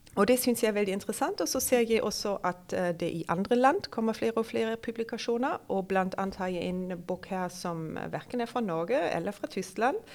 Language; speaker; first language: Norwegian; non-native, fluent; German